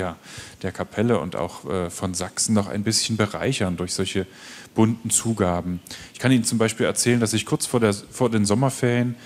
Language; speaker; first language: German; native; German